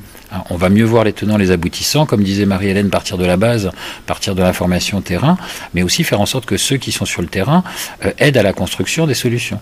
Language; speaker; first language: French; native; French